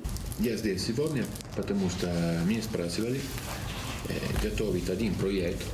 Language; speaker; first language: Russian; non-native, learner; Italian